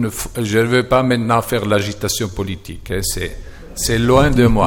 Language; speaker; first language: French; non-native, fluent; German